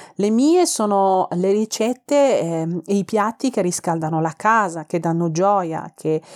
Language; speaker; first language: Italian; non-native, fluent; Persian